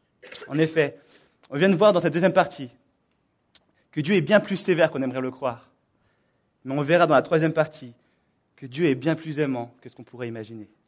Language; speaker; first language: French; native; French